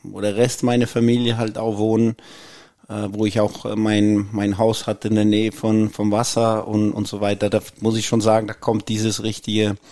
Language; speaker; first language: German; non-native, fluent; Danish